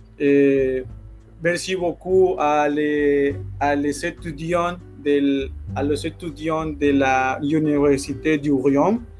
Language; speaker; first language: French; non-native, learner; Spanish